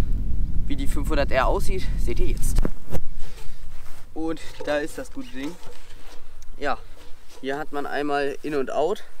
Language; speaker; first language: German; native; German